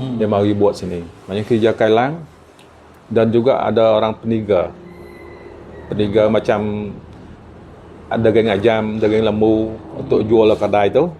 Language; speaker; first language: Malay; non-native, fluent; Eastern Cham